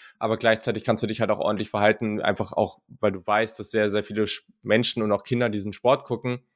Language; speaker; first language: German; native; German